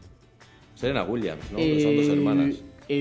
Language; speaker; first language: Spanish; native; Spanish